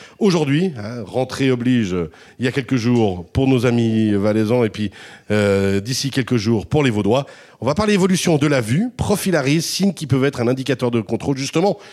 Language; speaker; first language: French; native; French